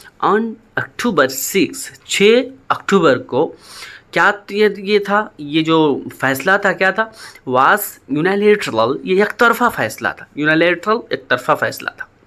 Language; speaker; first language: Urdu; native; Urdu